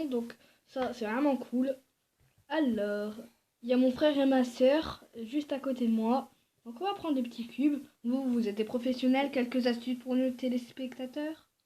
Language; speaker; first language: French; native; French